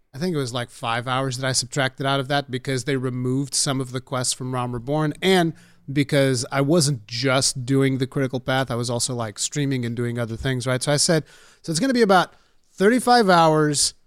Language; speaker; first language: English; non-native, fluent; Portuguese